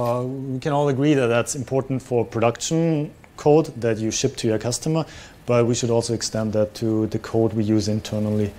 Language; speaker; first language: English; non-native, fluent; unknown